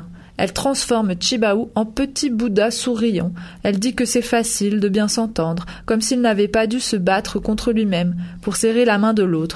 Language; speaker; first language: French; native; French